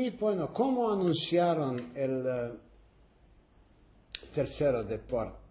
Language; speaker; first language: Spanish; early bilingual, heritage; Ladino